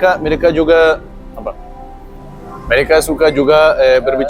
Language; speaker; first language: Indonesian; non-native, learner; Spanish